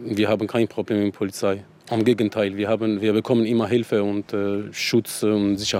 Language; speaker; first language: German; non-native, learner; Arabic